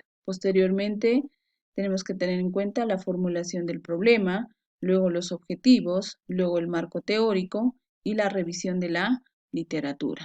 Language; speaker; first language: Spanish; native; Spanish